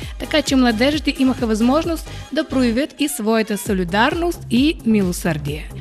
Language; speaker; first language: Bulgarian; early bilingual, heritage; Bulgarian